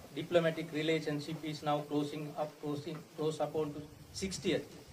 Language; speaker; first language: English; non-native, local second language; Sinhala